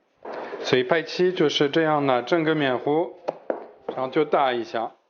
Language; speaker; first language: Chinese; native; Chinese